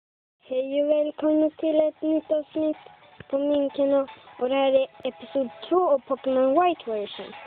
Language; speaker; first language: Swedish; native; Swedish